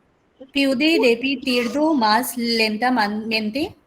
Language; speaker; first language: Spanish; non-native, learner; Hindi